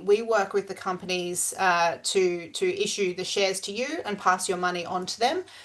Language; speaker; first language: English; native; English